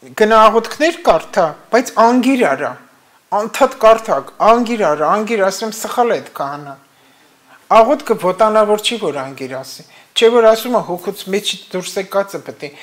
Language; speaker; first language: Armenian; native; Armenian